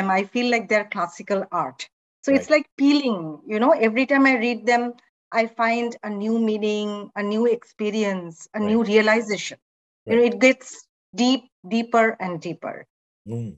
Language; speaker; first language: English; non-native, local second language; Bangla